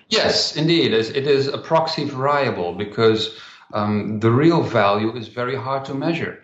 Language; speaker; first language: English; non-native, fluent; Dutch